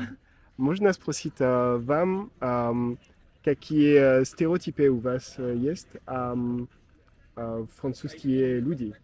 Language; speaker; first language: Russian; non-native, learner; French